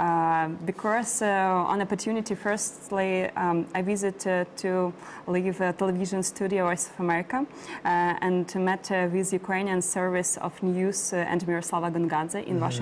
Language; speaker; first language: English; non-native, learner; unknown